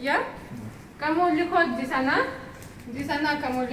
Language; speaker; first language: Indonesian; non-native, learner; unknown